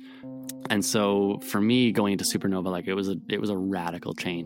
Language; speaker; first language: English; native; English